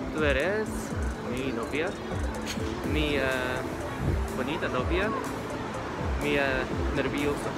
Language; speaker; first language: Spanish; non-native, learner; Korean